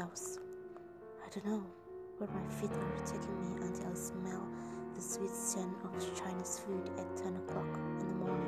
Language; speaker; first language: English; non-native, learner; Indonesian